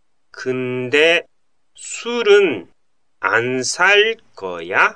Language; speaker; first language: Korean; non-native, learner; Japanese